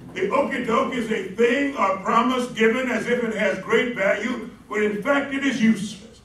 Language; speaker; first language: English; native; English